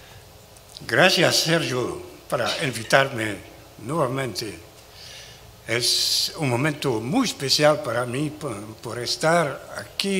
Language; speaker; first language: Spanish; non-native, learner; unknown